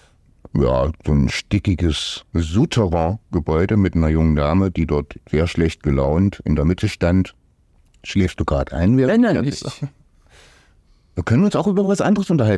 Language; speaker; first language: German; native; German